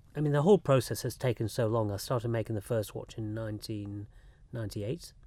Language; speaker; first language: English; native; English